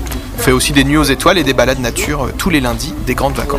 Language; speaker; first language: French; native; French